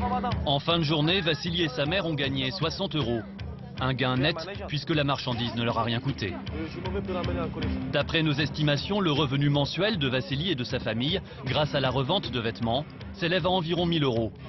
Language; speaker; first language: French; native; French